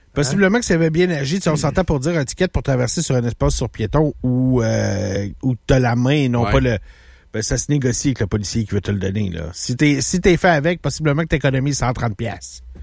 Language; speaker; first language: French; native; French